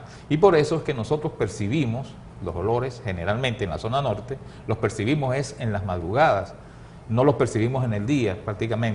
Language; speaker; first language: Spanish; native; Spanish